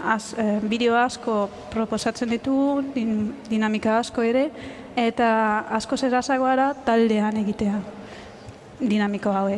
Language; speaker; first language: Basque; non-native, fluent; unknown